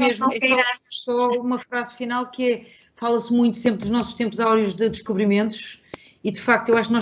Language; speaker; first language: Portuguese; native; Portuguese